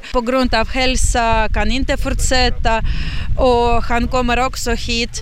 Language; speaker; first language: Swedish; non-native, learner; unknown